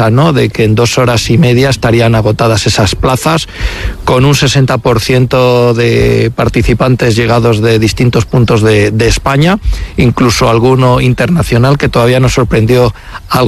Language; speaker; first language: Spanish; native; Spanish